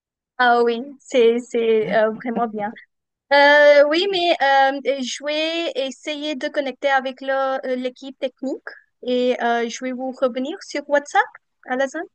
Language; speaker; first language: French; non-native, fluent; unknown